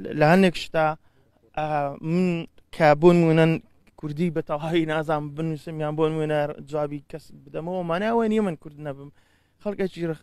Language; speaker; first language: Central Kurdish; early bilingual, heritage; Central Kurdish